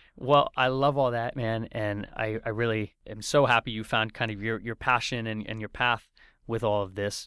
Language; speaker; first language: English; native; English